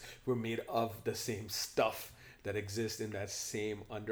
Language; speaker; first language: English; non-native, local second language; Hindi